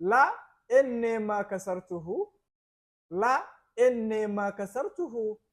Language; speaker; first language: Arabic; non-native, fluent; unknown